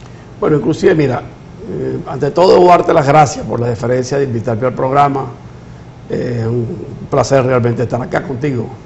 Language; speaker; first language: Spanish; native; Spanish